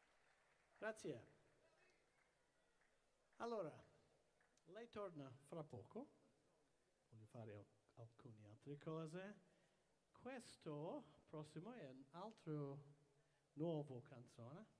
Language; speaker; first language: Italian; early bilingual, heritage; English